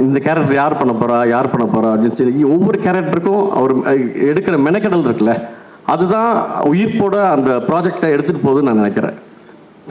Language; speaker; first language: Tamil; native; Tamil